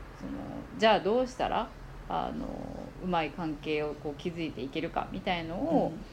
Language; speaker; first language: Japanese; native; Japanese